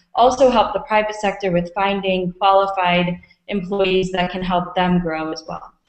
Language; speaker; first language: English; native; English